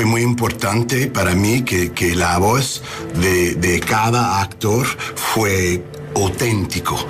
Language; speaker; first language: Spanish; non-native, learner; English